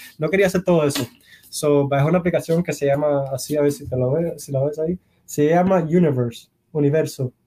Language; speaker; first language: Spanish; early bilingual, heritage; Spanish